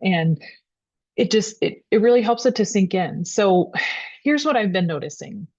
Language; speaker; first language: English; native; English